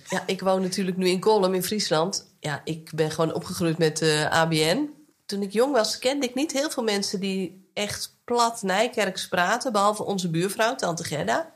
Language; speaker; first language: Dutch; native; Dutch